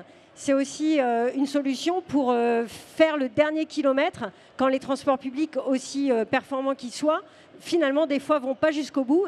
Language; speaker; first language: French; native; French